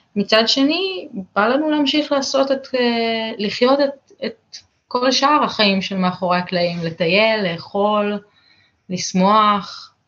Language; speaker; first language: Hebrew; native; Hebrew